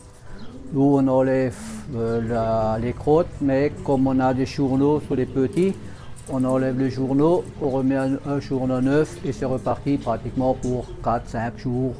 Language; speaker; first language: French; native; French